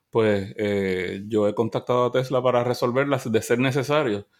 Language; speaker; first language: Spanish; native; Spanish